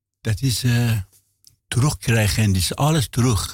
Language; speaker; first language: Dutch; non-native, learner; Persian